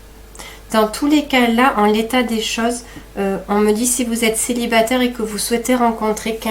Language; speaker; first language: French; native; French